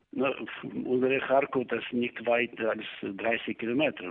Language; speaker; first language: German; non-native, learner; Ukrainian